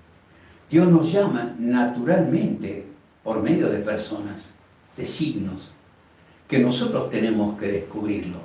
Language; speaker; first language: Spanish; native; Spanish